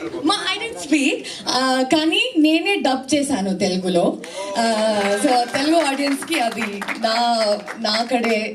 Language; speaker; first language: Telugu; non-native, learner; Kannada